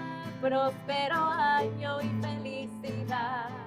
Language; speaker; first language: Spanish; early bilingual, other home language; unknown